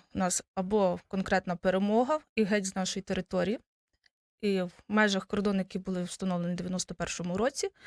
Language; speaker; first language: Ukrainian; native; Ukrainian